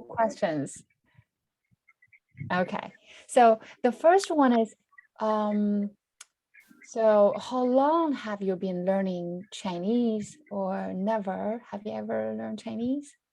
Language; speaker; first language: English; non-native, fluent; Chinese